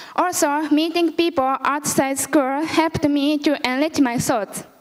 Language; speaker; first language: English; early bilingual, other home language; Japanese